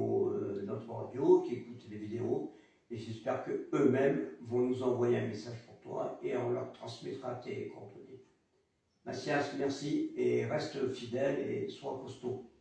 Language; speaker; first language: French; native; French